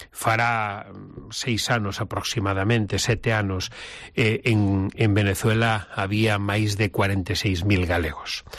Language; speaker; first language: Galician; native; Galician